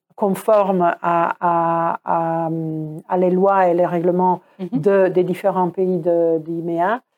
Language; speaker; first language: French; non-native, fluent; Croatian